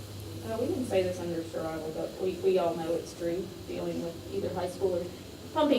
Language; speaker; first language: English; native; English